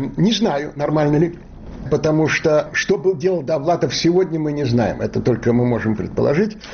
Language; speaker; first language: Russian; native; Russian